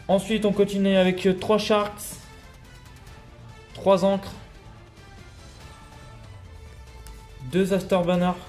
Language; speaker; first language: French; native; French